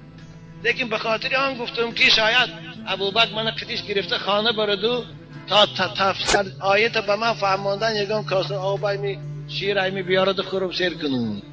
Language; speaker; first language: Persian; native; Persian